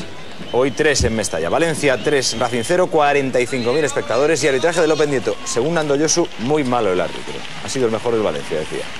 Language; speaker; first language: Spanish; native; Spanish